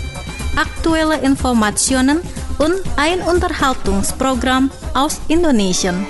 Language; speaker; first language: German; non-native, fluent; Indonesian